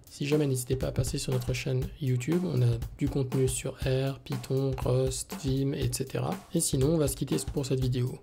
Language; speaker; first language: French; native; French